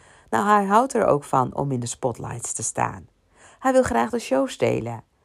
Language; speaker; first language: Dutch; native; Dutch